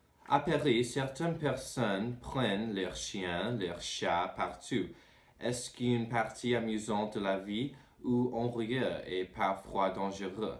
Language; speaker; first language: French; non-native, learner; English